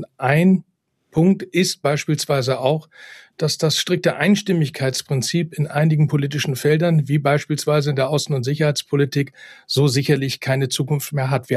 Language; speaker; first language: German; native; German